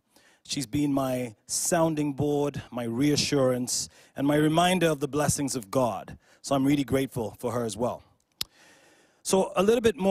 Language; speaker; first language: English; non-native, local second language; Ganda